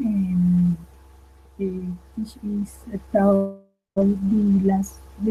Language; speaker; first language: English; non-native, learner; Spanish